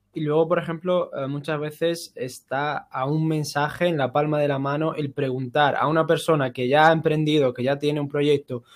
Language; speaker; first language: Spanish; native; Spanish